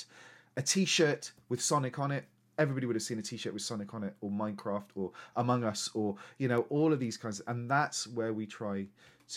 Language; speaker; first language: English; native; English